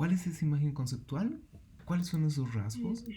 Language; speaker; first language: Spanish; native; Spanish